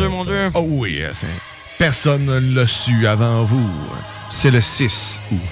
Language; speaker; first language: French; native; French